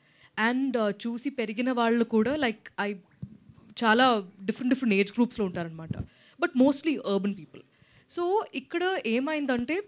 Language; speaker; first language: Telugu; non-native, local second language; Malayalam